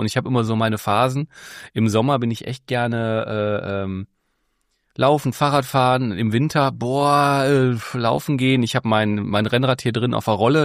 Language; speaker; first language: German; native; German